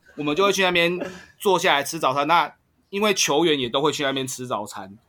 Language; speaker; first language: Chinese; native; Chinese